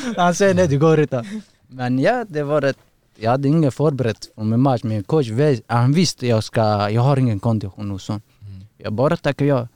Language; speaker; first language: Swedish; non-native, learner; Persian